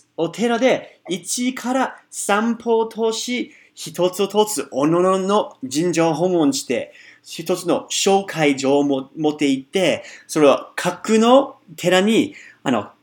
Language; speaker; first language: Japanese; non-native, fluent; English